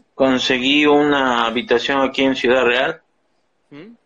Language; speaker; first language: Spanish; native; Spanish